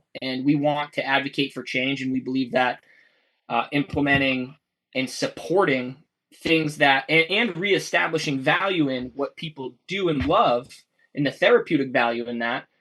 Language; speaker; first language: English; native; English